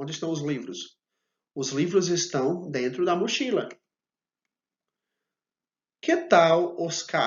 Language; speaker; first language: Portuguese; non-native, fluent; English